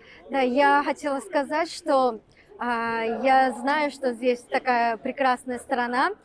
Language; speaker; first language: Russian; non-native, fluent; Japanese